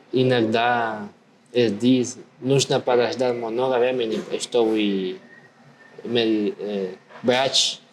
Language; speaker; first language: Russian; non-native, learner; Spanish